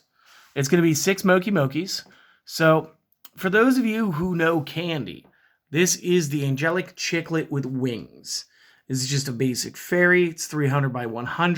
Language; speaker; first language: English; native; English